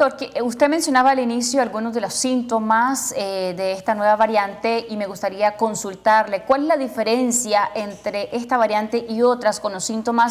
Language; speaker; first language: Spanish; native; Spanish